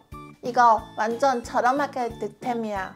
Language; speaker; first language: Korean; non-native, fluent; Chinese